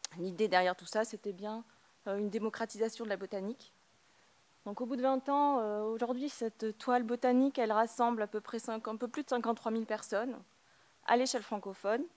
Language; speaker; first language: French; native; French